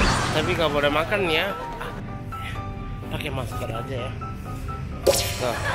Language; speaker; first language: Indonesian; non-native, fluent; Japanese